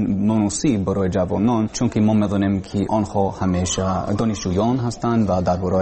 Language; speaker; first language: Persian; non-native, learner; English